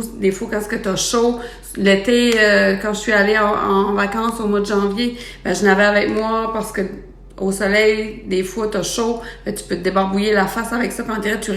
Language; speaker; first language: French; native; French